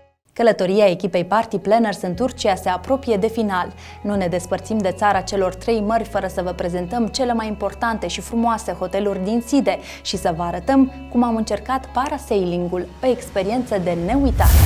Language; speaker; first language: Romanian; native; Romanian